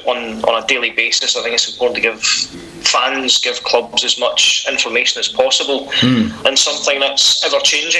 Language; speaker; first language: English; native; English